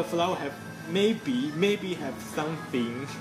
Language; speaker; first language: English; non-native, learner; Chinese